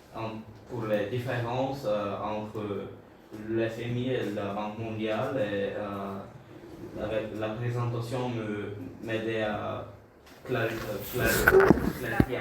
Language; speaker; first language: French; non-native, learner; Bulgarian